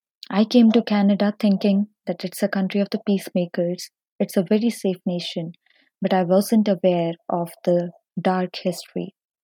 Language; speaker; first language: English; non-native, local second language; Punjabi